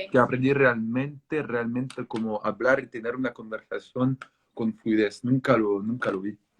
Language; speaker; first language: Spanish; non-native, fluent; French